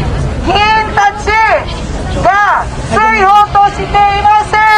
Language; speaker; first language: Japanese; non-native, fluent; Filipino